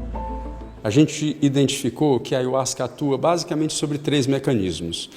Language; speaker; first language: Portuguese; native; Portuguese